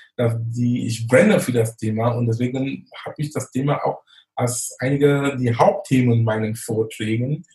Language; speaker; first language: German; non-native, fluent; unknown